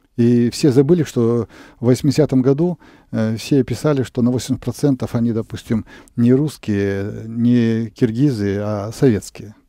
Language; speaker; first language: Russian; native; Russian